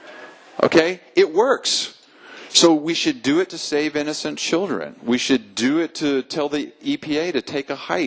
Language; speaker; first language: English; native; English